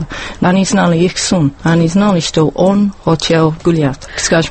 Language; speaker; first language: Russian; non-native, learner; English